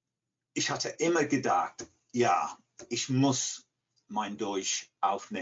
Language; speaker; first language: German; non-native, fluent; English